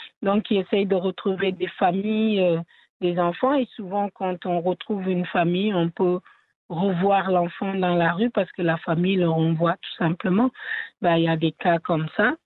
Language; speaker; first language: French; non-native, local second language; Wolof